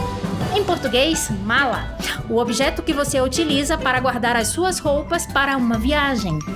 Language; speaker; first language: Portuguese; non-native, fluent; Spanish